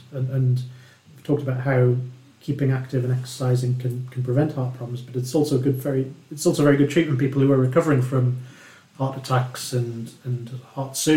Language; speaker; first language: English; native; English